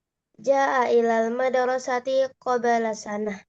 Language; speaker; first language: Arabic; non-native, learner; Indonesian